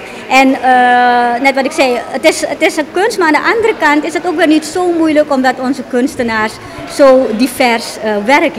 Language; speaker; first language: Dutch; native; Dutch